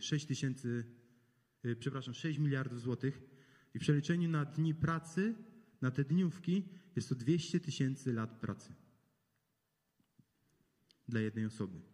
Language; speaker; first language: Polish; native; Polish